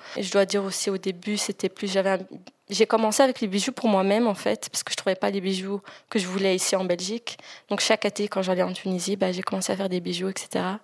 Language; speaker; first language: French; native; French